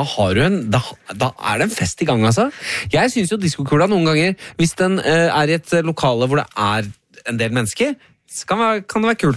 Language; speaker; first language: Norwegian; native; Norwegian